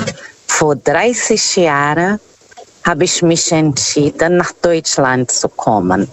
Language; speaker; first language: German; non-native, fluent; Portuguese